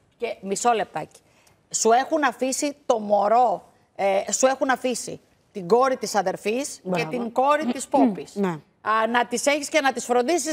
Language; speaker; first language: Greek; native; Greek